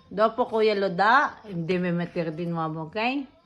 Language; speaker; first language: Italian; non-native, local second language; Filipino